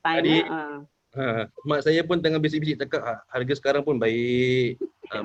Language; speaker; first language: Malay; native; Malay